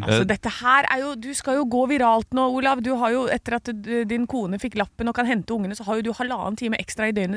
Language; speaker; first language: Norwegian; native; Norwegian